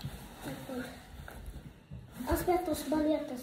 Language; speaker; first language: Italian; early bilingual, other home language; Filipino